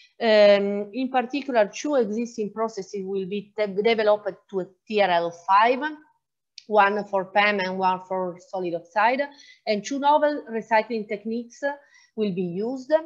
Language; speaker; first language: English; non-native, fluent; Italian